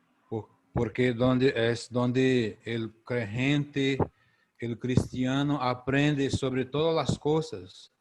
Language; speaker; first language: Spanish; non-native, fluent; Portuguese